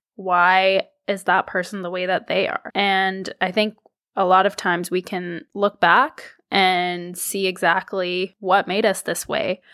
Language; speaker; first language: English; native; English